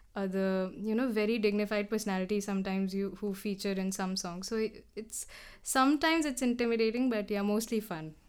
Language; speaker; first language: English; non-native, local second language; Hindi